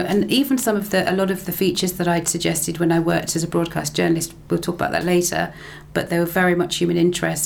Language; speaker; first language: English; native; English